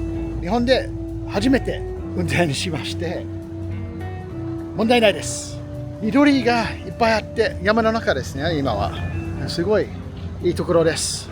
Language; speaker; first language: Japanese; non-native, learner; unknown